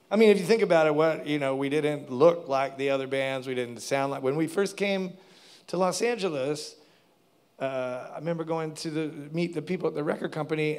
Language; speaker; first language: English; native; English